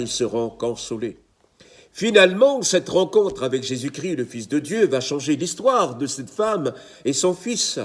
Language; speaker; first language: French; native; French